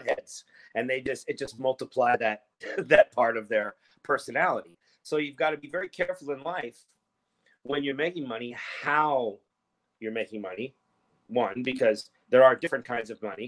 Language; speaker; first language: English; native; English